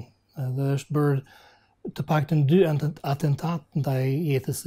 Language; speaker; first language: Albanian; non-native, fluent; English